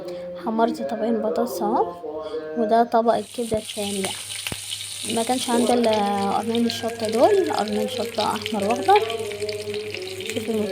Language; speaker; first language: Arabic; native; Arabic